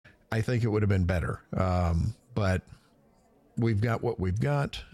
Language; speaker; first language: English; native; English